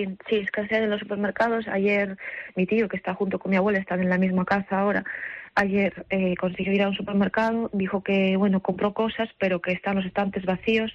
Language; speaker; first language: Spanish; non-native, fluent; Russian